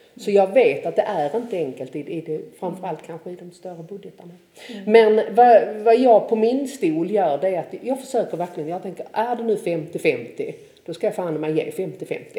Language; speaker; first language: Swedish; native; Swedish